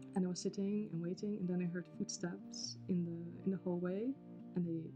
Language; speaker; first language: English; non-native, fluent; Dutch